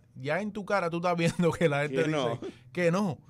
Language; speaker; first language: Spanish; early bilingual, heritage; Spanish